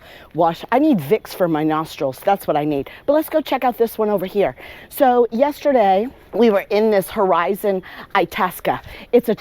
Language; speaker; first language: English; native; English